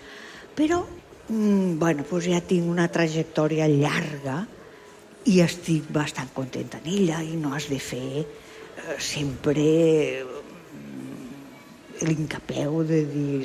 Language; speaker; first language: Catalan; non-native, local second language; Spanish